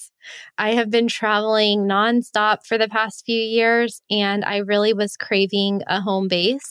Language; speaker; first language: English; native; English